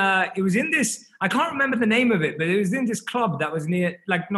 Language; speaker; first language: English; native; English